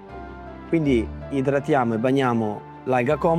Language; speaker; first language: Italian; native; Italian